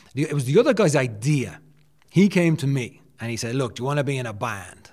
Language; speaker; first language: English; native; English